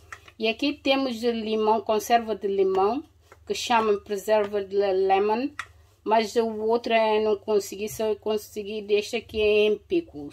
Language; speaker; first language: Portuguese; non-native, local second language; Upper Guinea Crioulo